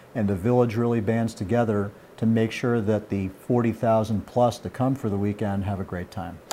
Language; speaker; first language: English; native; English